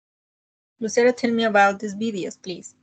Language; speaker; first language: English; non-native, learner; Spanish